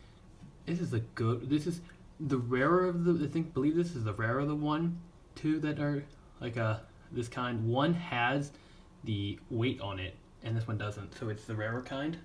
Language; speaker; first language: English; native; English